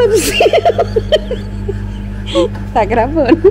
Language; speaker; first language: Portuguese; native; Portuguese